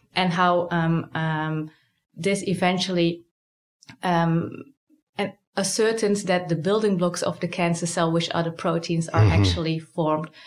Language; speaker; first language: English; non-native, fluent; Dutch